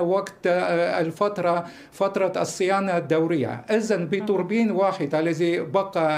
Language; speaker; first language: Arabic; non-native, fluent; Russian